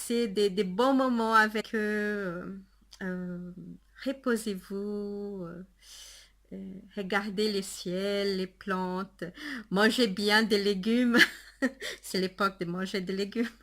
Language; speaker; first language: French; non-native, fluent; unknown